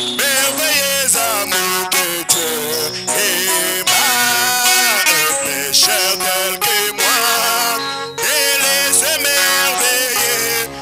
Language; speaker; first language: French; non-native, local second language; Swahili